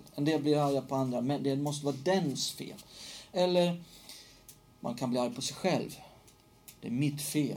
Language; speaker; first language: Swedish; native; Swedish